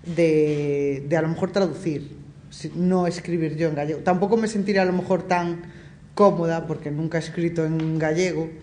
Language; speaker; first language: Spanish; native; Spanish